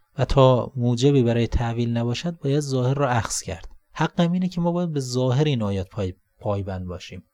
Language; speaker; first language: Persian; native; Persian